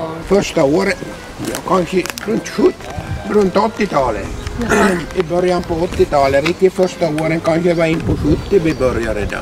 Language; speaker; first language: Swedish; native; Swedish